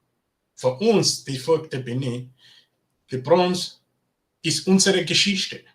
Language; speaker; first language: German; non-native, learner; Bini